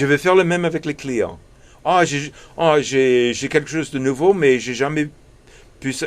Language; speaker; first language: French; early bilingual, heritage; English